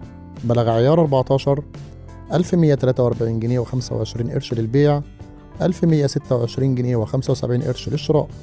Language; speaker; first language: Arabic; native; Arabic